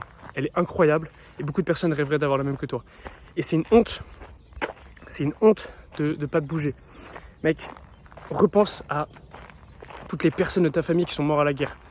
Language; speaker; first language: French; native; French